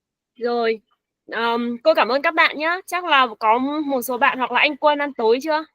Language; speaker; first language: Vietnamese; native; Vietnamese